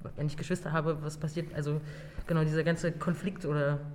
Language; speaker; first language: German; native; German